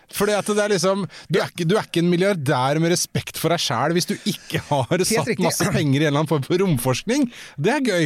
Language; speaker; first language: Norwegian; native; Norwegian